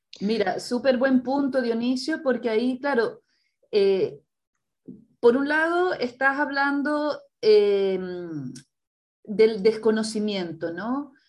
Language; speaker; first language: Spanish; native; Spanish